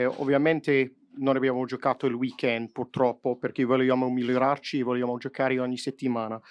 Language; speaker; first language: Italian; non-native, fluent; English